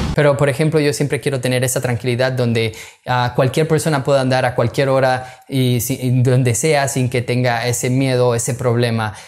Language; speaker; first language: Spanish; native; Spanish